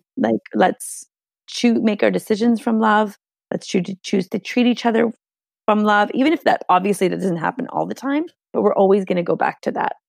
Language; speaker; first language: English; non-native, fluent; Hungarian